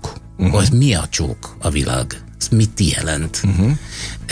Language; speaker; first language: Hungarian; non-native, learner; Italian